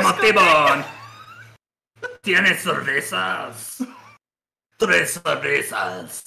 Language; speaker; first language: Spanish; non-native, learner; English